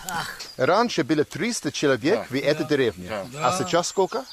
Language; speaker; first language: Russian; non-native, learner; English